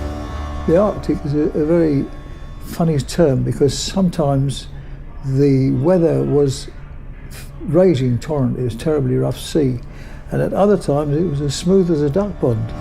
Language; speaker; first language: English; native; English